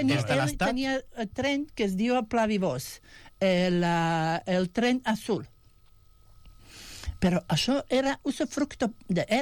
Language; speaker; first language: Catalan; non-native, fluent; Bosnian